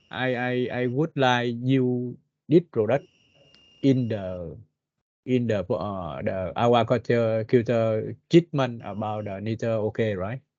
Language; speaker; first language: English; non-native, learner; Vietnamese